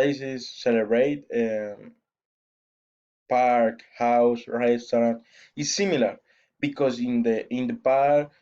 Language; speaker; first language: English; non-native, learner; Spanish